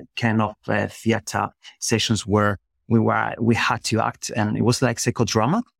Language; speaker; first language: English; non-native, fluent; Spanish